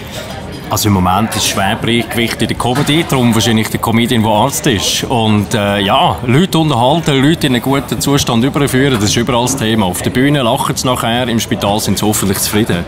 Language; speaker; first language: German; native; German